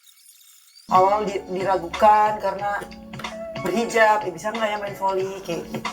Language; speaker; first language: Indonesian; native; Indonesian